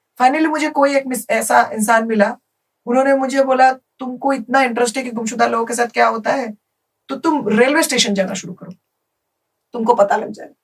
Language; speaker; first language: Hindi; non-native, local second language; Bangla